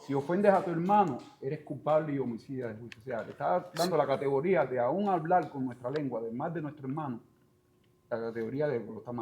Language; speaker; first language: Spanish; native; Spanish